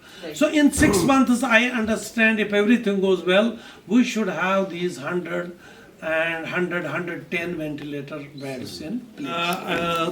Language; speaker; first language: English; non-native, local second language; Kashmiri